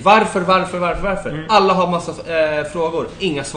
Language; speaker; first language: Swedish; native; Swedish